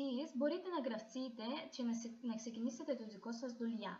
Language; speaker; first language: Greek; non-native, learner; Russian